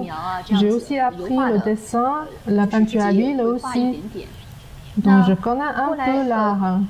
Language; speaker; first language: French; non-native, learner; Chinese